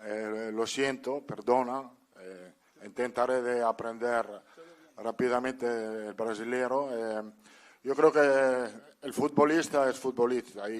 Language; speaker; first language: Spanish; non-native, fluent; Italian